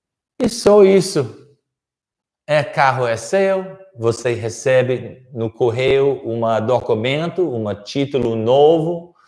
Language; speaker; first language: Portuguese; non-native, fluent; English